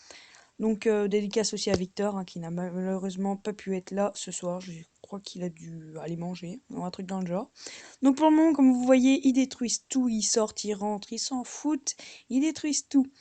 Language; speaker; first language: French; native; French